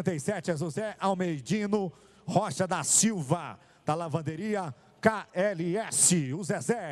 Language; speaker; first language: Portuguese; native; Portuguese